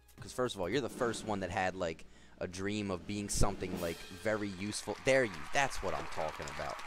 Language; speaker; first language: English; native; English